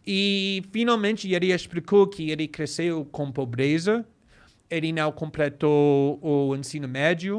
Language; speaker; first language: Portuguese; non-native, fluent; English